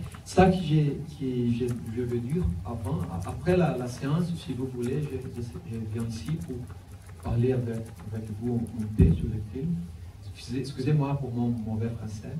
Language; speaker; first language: French; non-native, learner; Portuguese